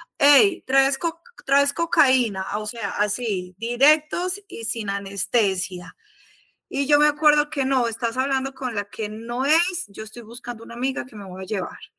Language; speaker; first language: Spanish; native; Spanish